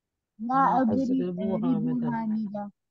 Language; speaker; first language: Arabic; non-native, learner; Urdu